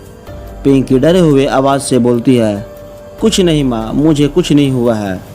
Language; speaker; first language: Hindi; native; Hindi